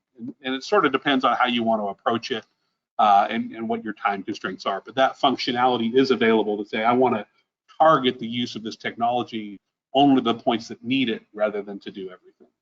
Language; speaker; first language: English; native; English